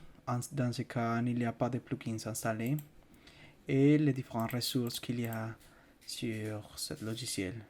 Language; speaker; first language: French; non-native, fluent; Spanish